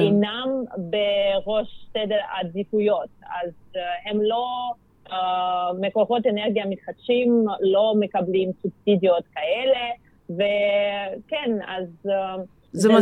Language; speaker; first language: Hebrew; non-native, fluent; Russian